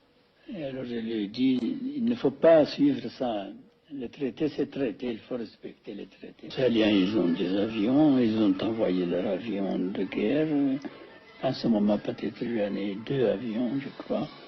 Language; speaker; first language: French; non-native, fluent; Amharic